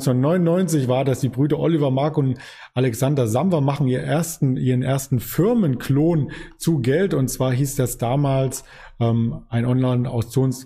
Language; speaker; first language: German; native; German